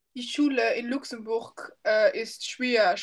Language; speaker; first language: German; non-native, local second language; Luxembourgish